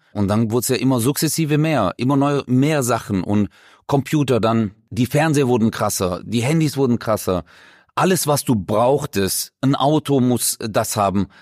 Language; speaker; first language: German; early bilingual, other home language; Turkish